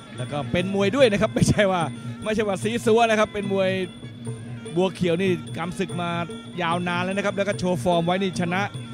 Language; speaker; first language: Thai; native; Thai